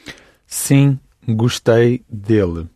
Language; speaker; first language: Portuguese; non-native, learner; English